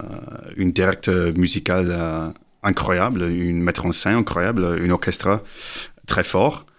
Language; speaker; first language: French; non-native, learner; English